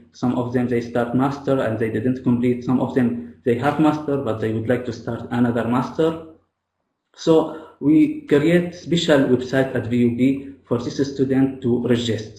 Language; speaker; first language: English; non-native, fluent; Arabic